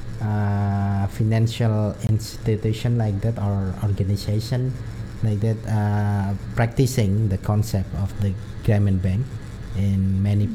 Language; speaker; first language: English; non-native, learner; Indonesian